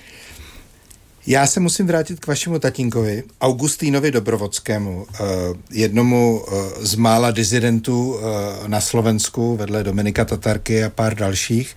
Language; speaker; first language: Czech; native; Czech